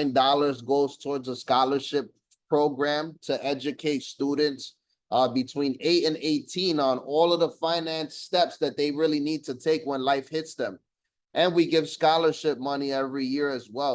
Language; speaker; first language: English; native; English